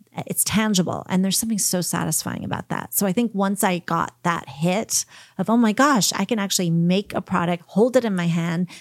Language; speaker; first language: English; early bilingual, heritage; English